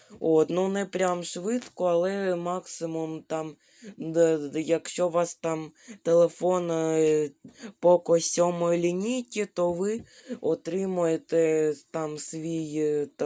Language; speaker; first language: Ukrainian; non-native, local second language; Russian